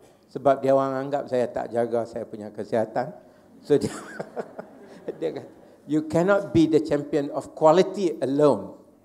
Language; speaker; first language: English; non-native, local second language; Malay